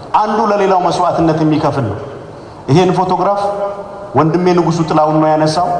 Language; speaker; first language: Amharic; non-native, local second language; Oromo